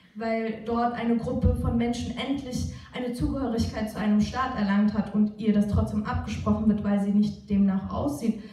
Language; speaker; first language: German; non-native, local second language; Turkish